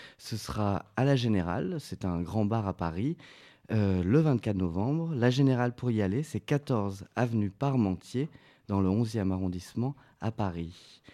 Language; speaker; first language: French; native; French